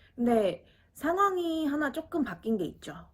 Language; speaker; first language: Korean; native; Korean